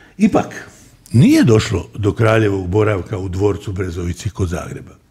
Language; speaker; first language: Croatian; native; Croatian